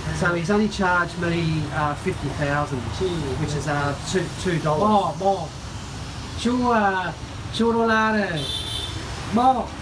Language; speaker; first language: English; native; English